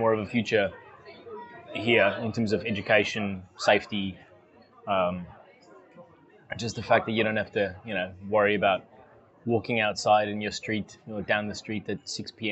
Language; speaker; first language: English; non-native, local second language; Afrikaans